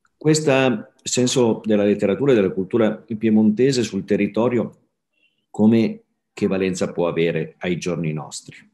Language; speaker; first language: Italian; native; Italian